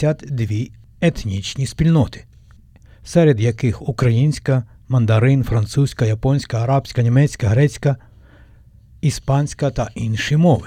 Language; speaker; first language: Ukrainian; native; Ukrainian